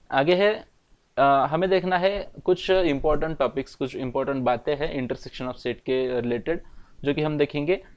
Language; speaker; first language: Hindi; non-native, local second language; Marathi